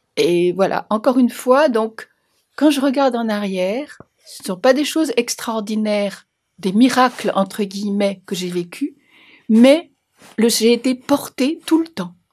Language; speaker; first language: French; native; French